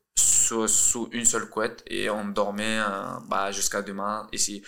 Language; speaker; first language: French; early bilingual, other home language; Russian